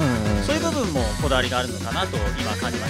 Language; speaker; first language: Japanese; native; Japanese